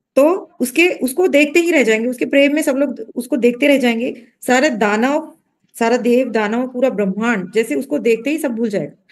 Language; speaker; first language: Hindi; non-native, local second language; Marathi